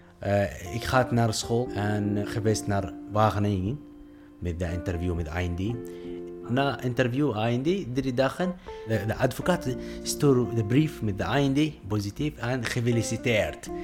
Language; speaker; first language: Dutch; non-native, learner; Arabic